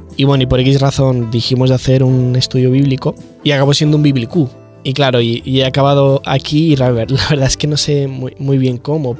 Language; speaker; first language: Spanish; native; Spanish